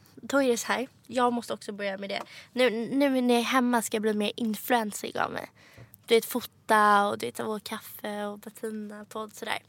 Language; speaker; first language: Swedish; native; Swedish